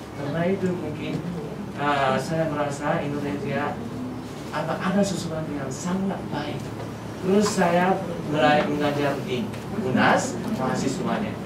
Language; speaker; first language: Indonesian; non-native, fluent; Japanese